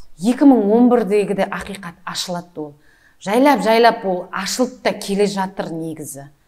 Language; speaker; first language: Kazakh; native; Kazakh